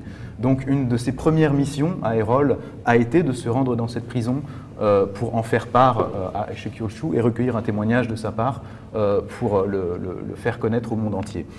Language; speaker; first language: French; native; French